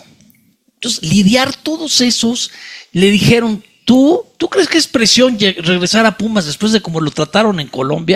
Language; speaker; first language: Spanish; native; Spanish